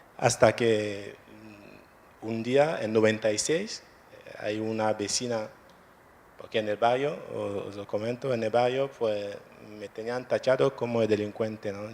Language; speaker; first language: Spanish; non-native, fluent; French